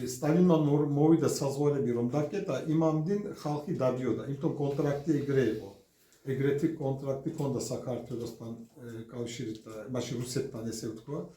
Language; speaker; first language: Georgian; early bilingual, heritage; French